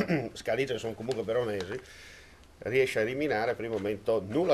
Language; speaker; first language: Italian; native; Italian